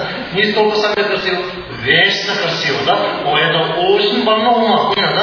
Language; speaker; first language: Russian; non-native, learner; Tibetan